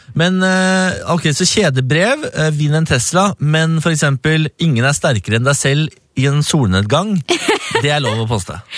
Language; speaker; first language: Norwegian; native; Norwegian